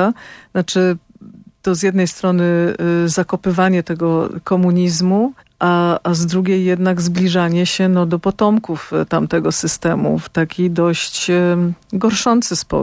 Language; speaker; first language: Polish; native; Polish